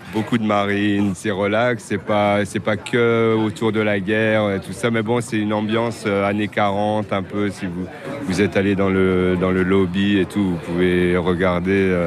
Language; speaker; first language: French; native; French